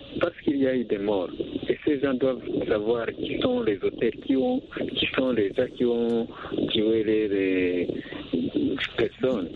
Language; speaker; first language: French; non-native, local second language; Rundi